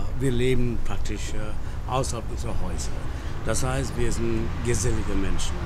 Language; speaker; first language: German; non-native, fluent; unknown